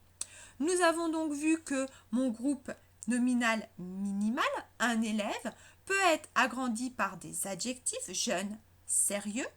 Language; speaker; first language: French; native; French